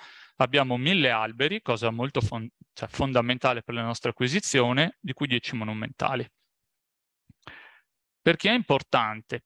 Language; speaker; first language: Italian; native; Italian